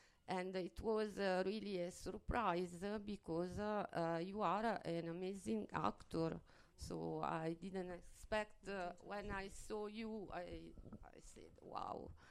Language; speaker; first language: English; non-native, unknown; Italian